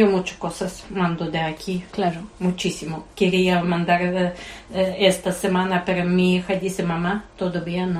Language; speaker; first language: Spanish; non-native, learner; Ukrainian